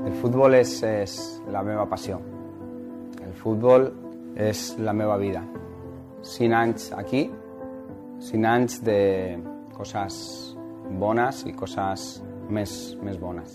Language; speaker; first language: Catalan; non-native, local second language; Spanish